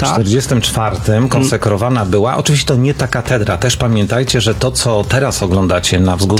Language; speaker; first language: Polish; native; Polish